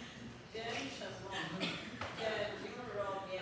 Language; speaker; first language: Chinese; non-native, learner; Filipino